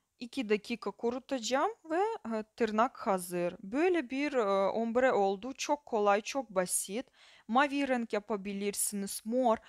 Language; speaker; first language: Turkish; non-native, fluent; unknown